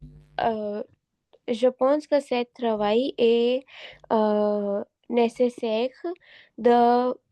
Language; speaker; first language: French; non-native, learner; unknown